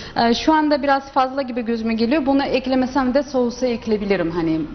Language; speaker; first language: Turkish; non-native, fluent; Uzbek